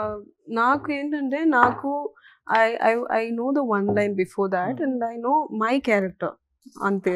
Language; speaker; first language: Telugu; non-native, learner; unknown